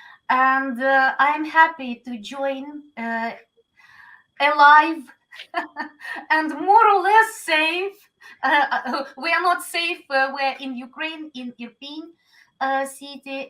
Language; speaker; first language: English; non-native, learner; Ukrainian